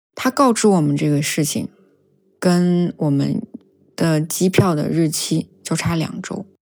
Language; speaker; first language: Chinese; native; Chinese